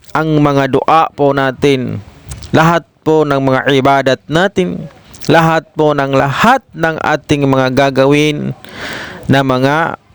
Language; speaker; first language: Filipino; non-native, local second language; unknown